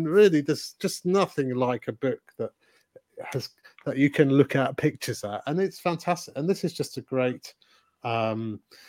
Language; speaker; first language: English; native; English